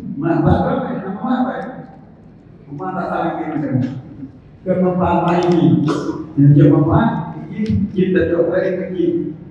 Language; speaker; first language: Malay; non-native, local second language; Achinese